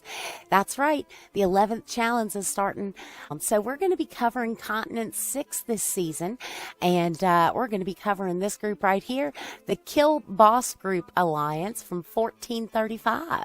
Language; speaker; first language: English; native; English